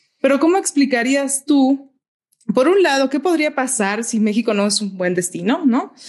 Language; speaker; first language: Spanish; native; Spanish